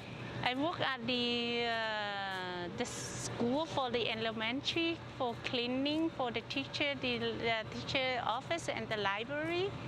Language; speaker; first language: English; non-native, learner; Cantonese